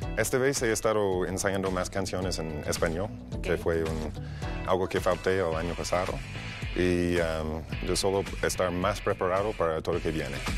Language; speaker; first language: Spanish; non-native, fluent; English